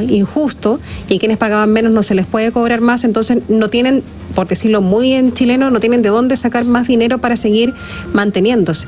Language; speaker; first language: Spanish; native; Spanish